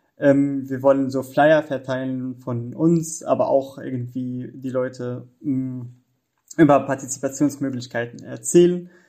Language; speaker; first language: German; non-native, fluent; Arabic